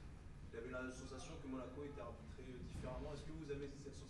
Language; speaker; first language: French; native; French